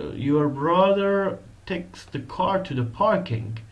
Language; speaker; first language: English; non-native, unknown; Persian